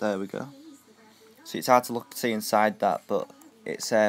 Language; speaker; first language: English; native; English